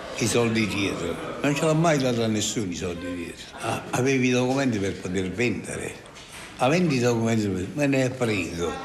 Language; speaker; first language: Italian; native; Italian